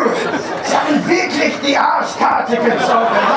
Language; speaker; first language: German; non-native, fluent; English